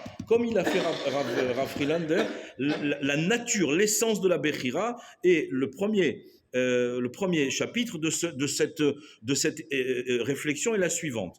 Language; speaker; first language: French; native; French